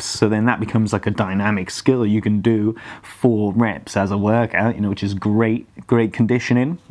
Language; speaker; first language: English; native; English